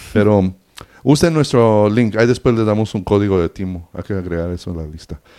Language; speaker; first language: Spanish; early bilingual, heritage; Spanish